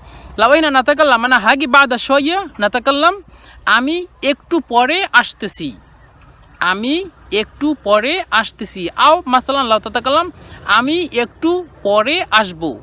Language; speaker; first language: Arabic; non-native, fluent; Bangla